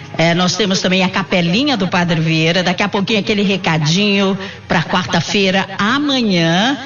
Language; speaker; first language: Portuguese; native; Portuguese